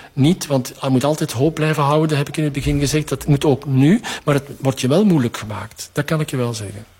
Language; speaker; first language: Dutch; native; Dutch